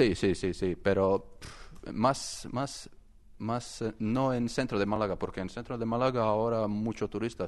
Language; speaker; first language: Spanish; non-native, learner; Croatian